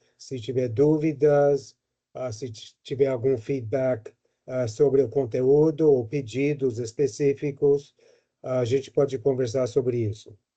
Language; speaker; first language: Portuguese; non-native, fluent; English